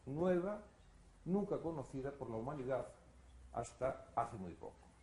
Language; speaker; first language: Spanish; non-native, local second language; Galician